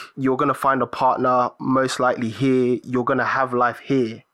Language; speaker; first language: English; early bilingual, other home language; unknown